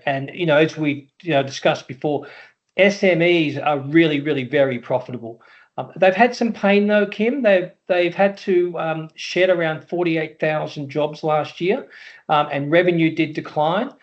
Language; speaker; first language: English; native; English